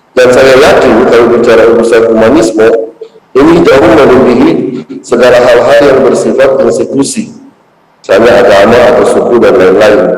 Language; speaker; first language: Indonesian; native; Indonesian